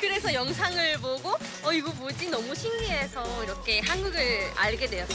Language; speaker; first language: Korean; non-native, fluent; Spanish